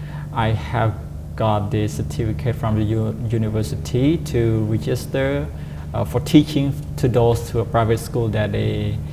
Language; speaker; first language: English; non-native, fluent; Khmer